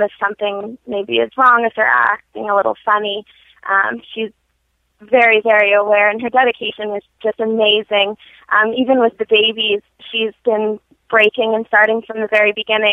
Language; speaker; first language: English; native; English